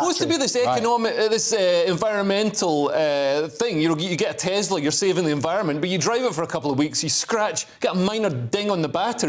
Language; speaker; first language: English; native; English